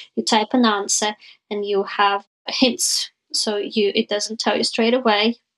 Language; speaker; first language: English; non-native, fluent; Ukrainian